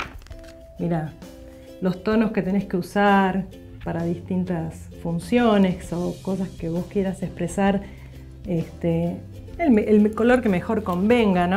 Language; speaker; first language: Spanish; native; Spanish